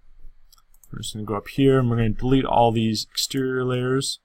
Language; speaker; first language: English; native; English